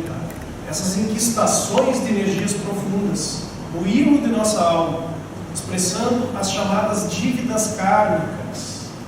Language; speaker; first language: Portuguese; native; Portuguese